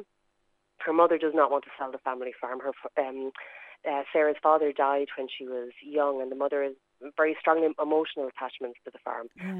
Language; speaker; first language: English; native; English